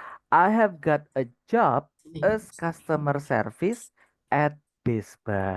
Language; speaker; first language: English; non-native, learner; Indonesian